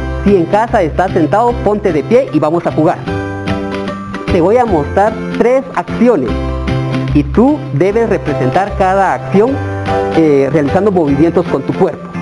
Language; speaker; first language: Spanish; native; Spanish